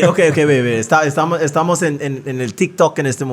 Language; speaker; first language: Spanish; non-native, fluent; English